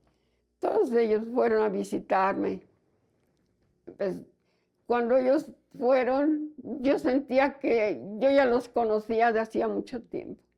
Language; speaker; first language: Spanish; native; Spanish